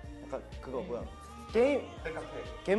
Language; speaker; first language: Japanese; non-native, learner; Korean